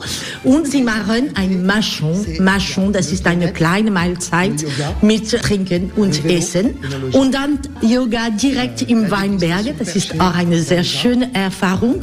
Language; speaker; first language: German; non-native, learner; French